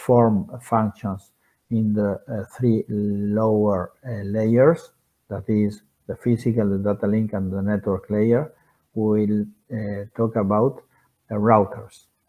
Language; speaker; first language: English; non-native, fluent; Spanish